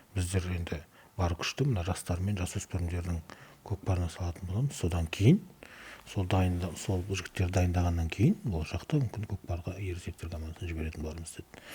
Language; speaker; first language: Kazakh; native; Kazakh